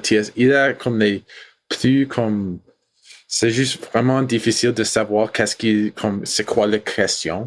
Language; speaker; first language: French; non-native, learner; English